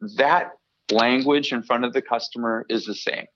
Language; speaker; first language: English; native; English